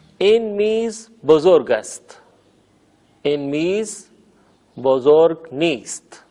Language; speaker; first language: Persian; non-native, fluent; Urdu